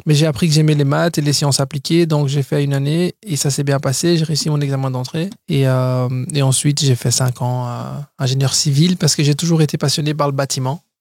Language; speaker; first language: French; early bilingual, other home language; Portuguese